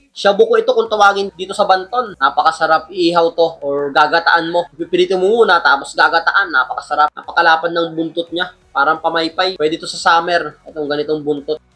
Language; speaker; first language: Filipino; non-native, local second language; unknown